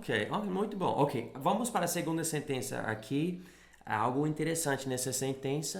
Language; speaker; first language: Portuguese; non-native, fluent; English